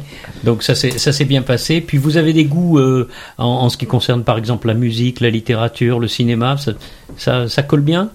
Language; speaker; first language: French; native; French